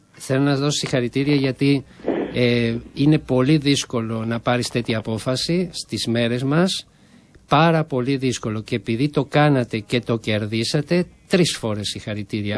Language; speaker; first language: Greek; non-native, fluent; Spanish